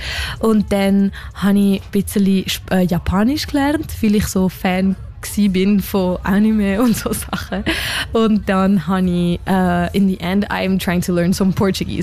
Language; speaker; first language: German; non-native, local second language; French